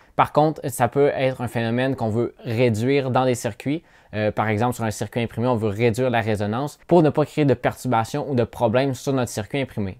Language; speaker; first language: French; native; French